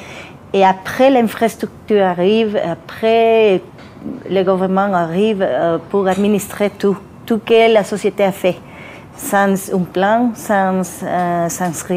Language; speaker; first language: French; non-native, fluent; Spanish